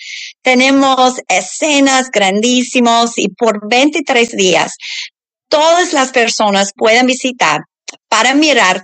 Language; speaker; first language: Spanish; early bilingual, other home language; English